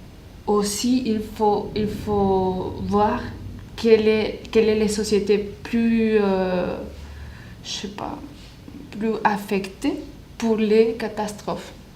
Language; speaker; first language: French; non-native, learner; Spanish